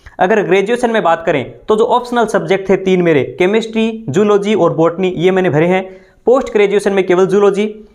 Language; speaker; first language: Hindi; native; Hindi